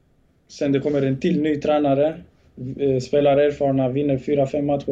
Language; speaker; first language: Swedish; early bilingual, other home language; Bosnian